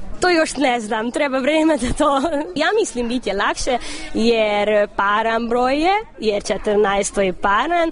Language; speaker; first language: Serbian; non-native, local second language; Hungarian